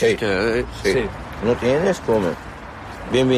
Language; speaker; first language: Spanish; non-native, learner; Arabic